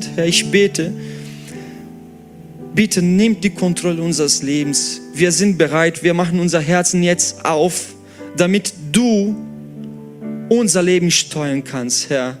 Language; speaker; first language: German; non-native, fluent; Portuguese